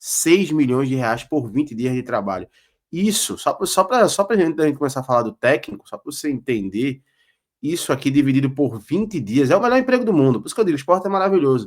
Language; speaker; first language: Portuguese; native; Portuguese